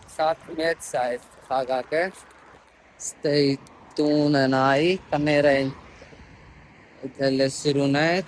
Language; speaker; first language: Armenian; non-native, learner; Hindi